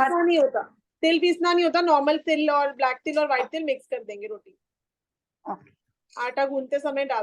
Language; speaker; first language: Hindi; native; Hindi